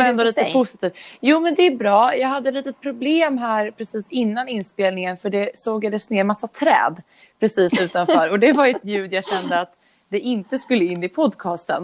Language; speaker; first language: Swedish; native; Swedish